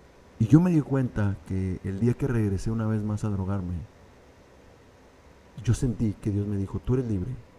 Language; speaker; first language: Spanish; native; Spanish